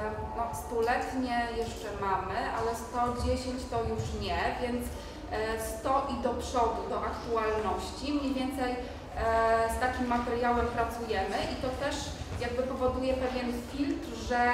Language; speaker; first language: Polish; native; Polish